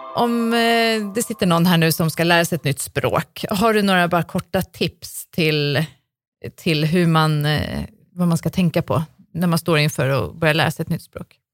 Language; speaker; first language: Swedish; native; Swedish